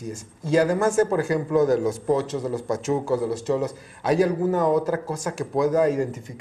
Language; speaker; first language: Spanish; native; Spanish